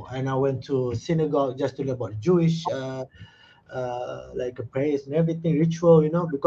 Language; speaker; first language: English; non-native, local second language; Malay